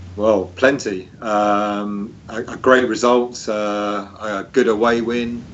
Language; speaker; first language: English; native; English